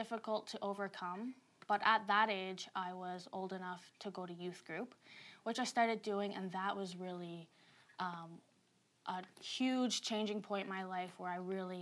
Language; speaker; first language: English; native; English